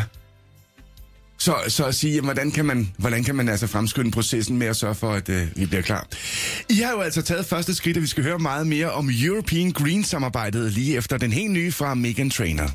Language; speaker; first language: Danish; native; Danish